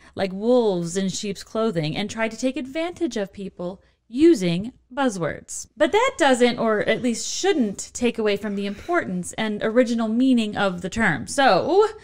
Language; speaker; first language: English; native; English